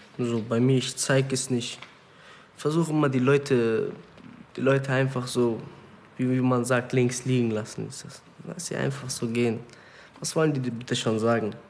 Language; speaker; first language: German; early bilingual, other home language; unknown